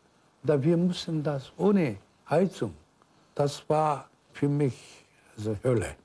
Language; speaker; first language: German; non-native, fluent; Korean